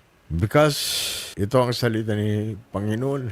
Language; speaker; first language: Filipino; non-native, learner; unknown